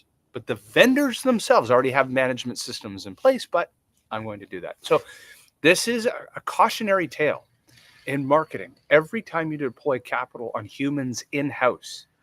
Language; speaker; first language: English; native; English